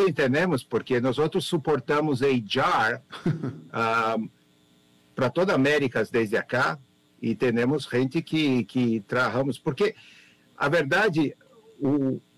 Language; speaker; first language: Spanish; non-native, learner; Portuguese